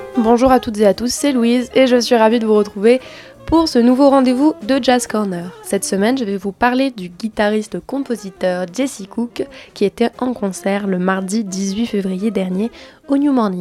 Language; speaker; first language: French; native; French